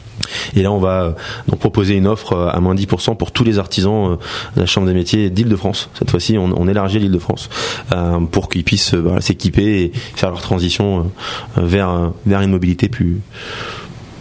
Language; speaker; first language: French; native; French